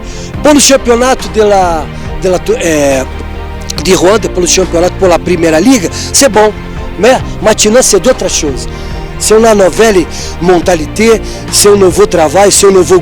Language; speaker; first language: French; non-native, fluent; Portuguese